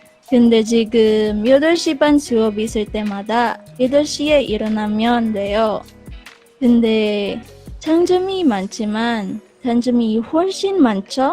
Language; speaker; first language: Korean; non-native, learner; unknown